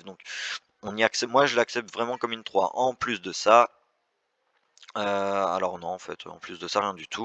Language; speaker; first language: French; native; French